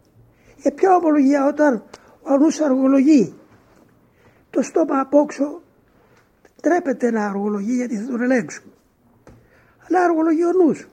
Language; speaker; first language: Greek; native; Greek